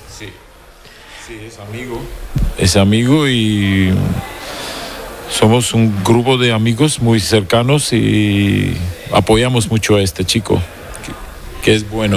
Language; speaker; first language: Spanish; non-native, fluent; Georgian